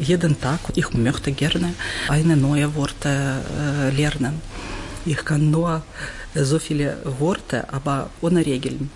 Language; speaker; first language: German; non-native, learner; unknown